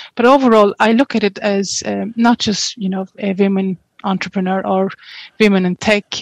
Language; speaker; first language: English; non-native, fluent; Turkish